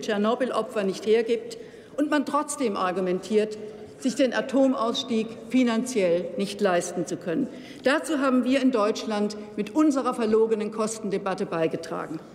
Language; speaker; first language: German; native; German